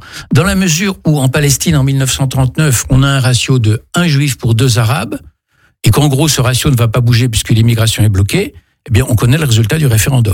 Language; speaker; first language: French; native; French